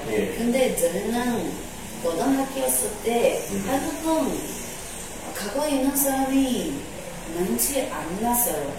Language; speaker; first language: Korean; non-native, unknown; Chinese